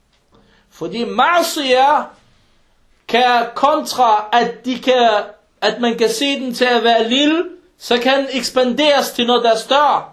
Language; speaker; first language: Danish; early bilingual, other home language; Arabic